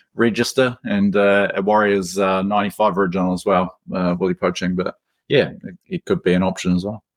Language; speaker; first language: English; native; English